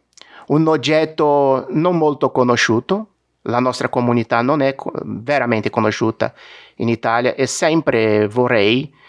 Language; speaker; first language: Italian; non-native, fluent; Portuguese